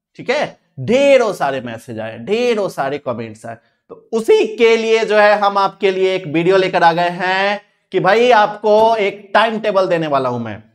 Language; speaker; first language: Hindi; native; Hindi